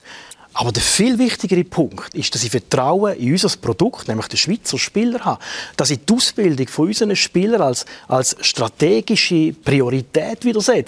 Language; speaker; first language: German; native; German